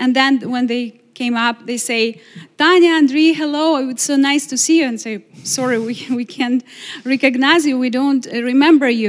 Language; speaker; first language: English; non-native, fluent; Ukrainian